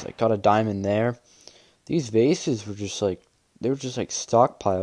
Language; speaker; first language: English; native; English